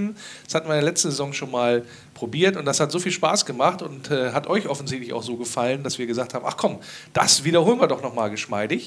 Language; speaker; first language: German; native; German